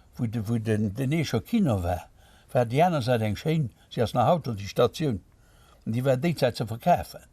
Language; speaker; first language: Luxembourgish; native; Luxembourgish